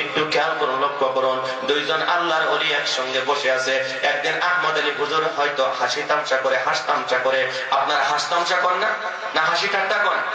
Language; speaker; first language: Bangla; non-native, local second language; Assamese